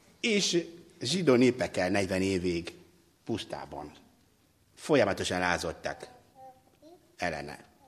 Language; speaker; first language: Hungarian; non-native, fluent; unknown